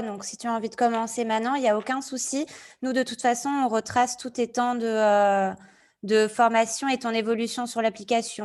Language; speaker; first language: French; native; French